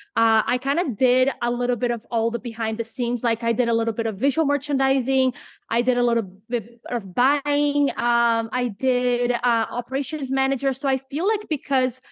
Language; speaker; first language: English; non-native, fluent; Portuguese